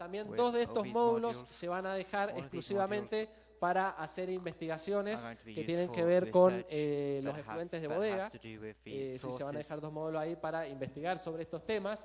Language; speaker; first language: Spanish; native; Spanish